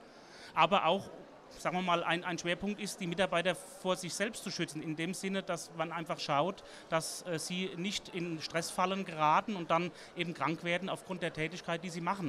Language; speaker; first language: German; native; German